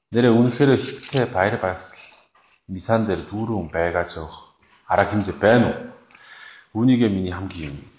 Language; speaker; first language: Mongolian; non-native, fluent; Korean